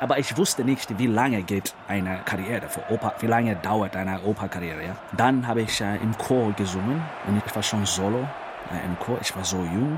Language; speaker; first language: German; non-native, fluent; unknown